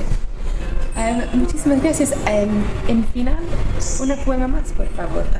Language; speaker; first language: Spanish; non-native, learner; English